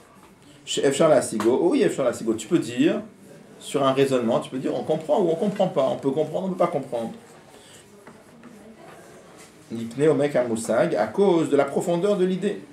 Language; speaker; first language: French; native; French